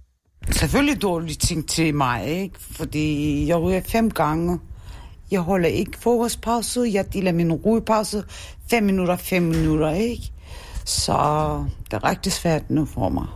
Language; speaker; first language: Danish; non-native, learner; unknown